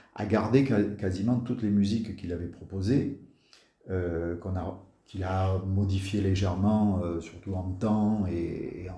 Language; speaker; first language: French; native; French